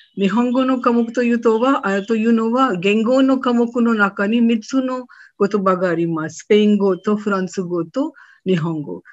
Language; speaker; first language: Japanese; non-native, fluent; Hindi